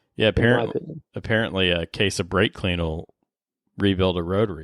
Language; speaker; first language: English; native; English